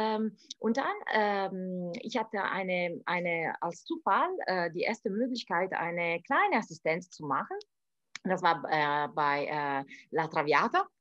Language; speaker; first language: German; non-native, fluent; Italian